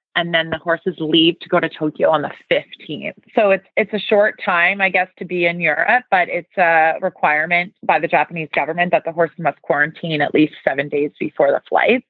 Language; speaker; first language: English; native; English